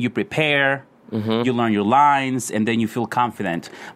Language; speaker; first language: English; non-native, fluent; Spanish